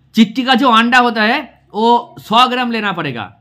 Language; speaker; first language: Hindi; non-native, local second language; Bangla